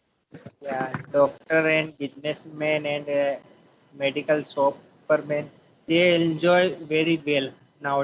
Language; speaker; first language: English; non-native, learner; Hindi